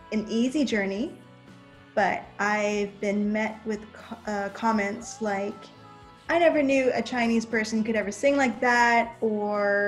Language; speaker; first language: English; native; English